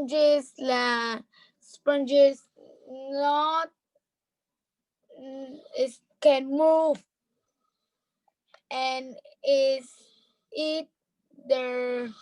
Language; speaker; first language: English; non-native, learner; Vietnamese